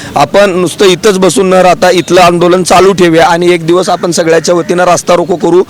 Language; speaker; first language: Marathi; native; Marathi